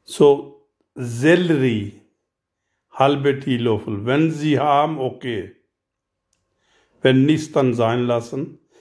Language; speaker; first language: German; non-native, learner; Urdu